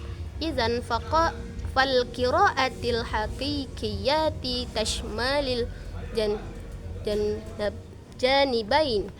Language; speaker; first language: Arabic; non-native, learner; Indonesian